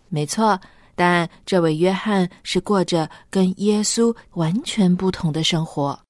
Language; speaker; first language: Chinese; native; Chinese